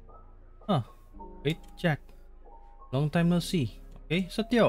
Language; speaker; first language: English; non-native, learner; Indonesian